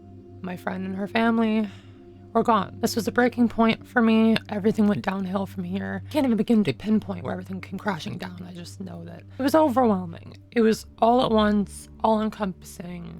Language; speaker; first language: English; native; English